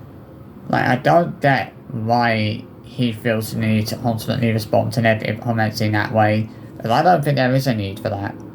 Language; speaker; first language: English; native; English